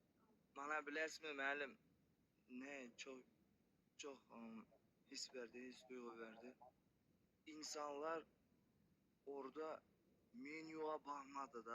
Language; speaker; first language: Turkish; non-native, learner; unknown